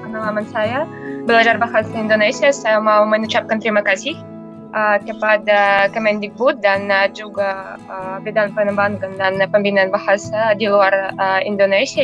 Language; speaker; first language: Indonesian; non-native, fluent; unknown